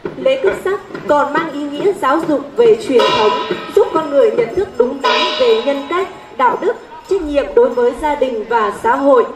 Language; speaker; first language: Vietnamese; native; Vietnamese